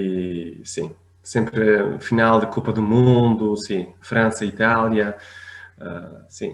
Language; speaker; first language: Portuguese; non-native, fluent; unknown